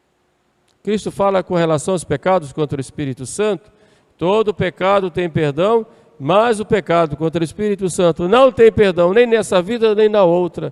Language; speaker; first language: Portuguese; native; Portuguese